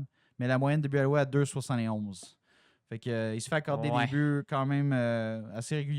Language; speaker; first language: French; native; French